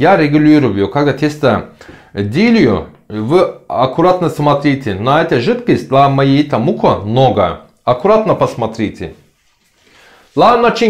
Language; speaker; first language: Russian; non-native, learner; Turkish